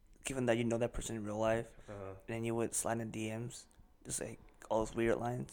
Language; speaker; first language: English; non-native, local second language; Cantonese